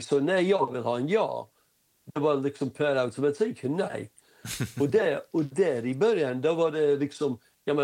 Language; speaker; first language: Swedish; non-native, fluent; English